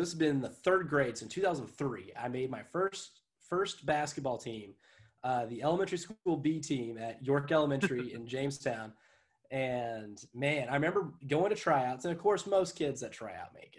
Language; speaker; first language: English; native; English